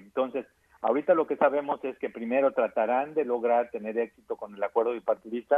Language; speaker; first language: Spanish; native; Spanish